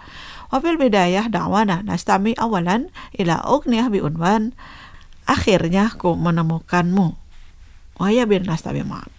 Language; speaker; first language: Arabic; non-native, fluent; Indonesian